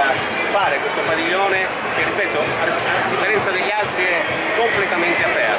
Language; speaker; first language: Italian; native; Italian